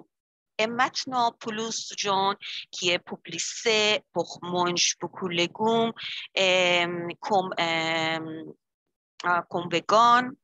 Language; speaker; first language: French; non-native, learner; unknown